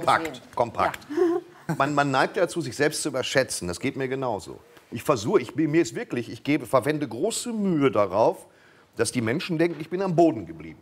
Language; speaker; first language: German; native; German